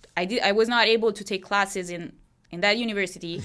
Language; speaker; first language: English; non-native, fluent; Italian